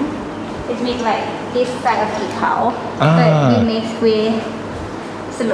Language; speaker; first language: English; non-native, learner; Thai